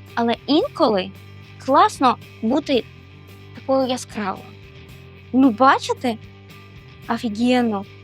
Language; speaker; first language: Ukrainian; non-native, fluent; Spanish